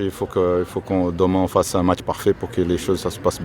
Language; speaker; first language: French; native; French